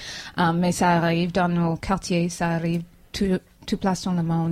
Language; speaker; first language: French; non-native, fluent; English